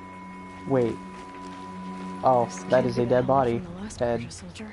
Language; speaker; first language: English; native; English